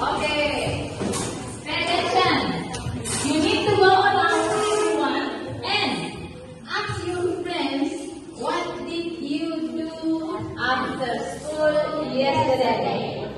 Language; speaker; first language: English; non-native, learner; Indonesian